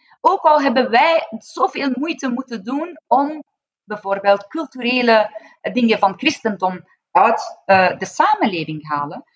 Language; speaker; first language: Dutch; non-native, fluent; Persian